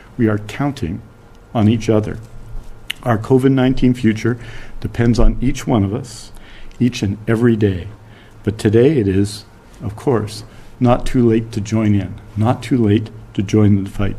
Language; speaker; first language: English; native; English